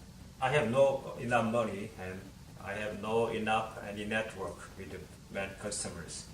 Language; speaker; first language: English; non-native, learner; Korean